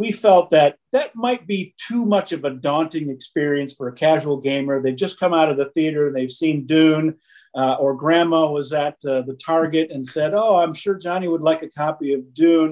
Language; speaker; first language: English; native; English